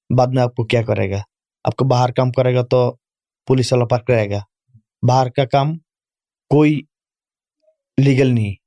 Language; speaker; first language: Urdu; non-native, learner; Bangla